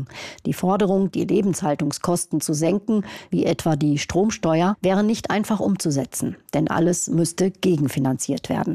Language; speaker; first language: German; native; German